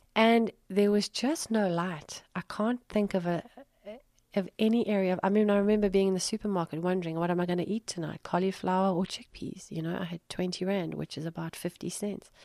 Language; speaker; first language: English; native; English